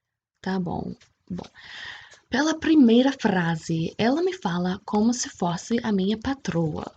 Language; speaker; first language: Portuguese; non-native, fluent; English